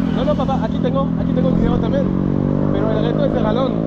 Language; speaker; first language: Spanish; non-native, fluent; French